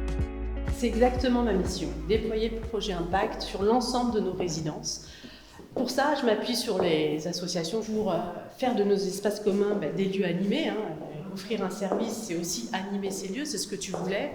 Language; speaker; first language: French; native; French